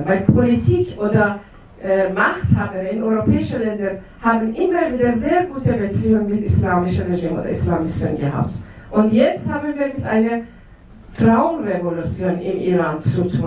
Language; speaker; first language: German; non-native, fluent; Persian